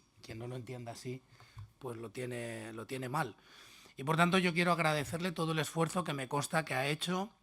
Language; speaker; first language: Spanish; native; Spanish